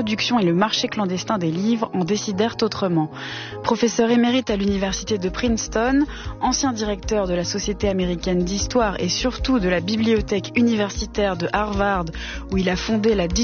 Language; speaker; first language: French; native; French